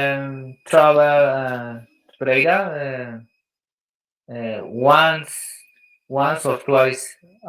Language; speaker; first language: English; non-native, learner; Spanish